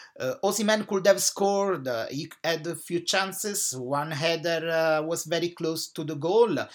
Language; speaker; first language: English; non-native, fluent; Italian